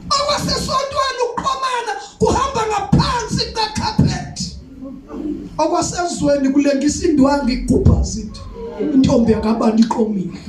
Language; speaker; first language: Zulu; native; Zulu